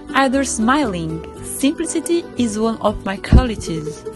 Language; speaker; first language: English; non-native, fluent; Portuguese